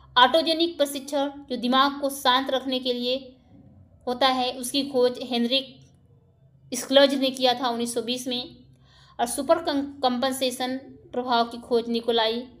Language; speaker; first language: Hindi; native; Hindi